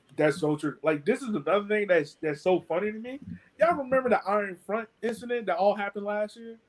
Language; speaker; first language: English; native; English